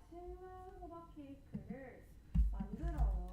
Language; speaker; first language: Korean; non-native, fluent; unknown